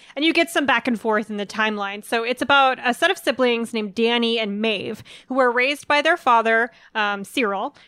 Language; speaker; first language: English; native; English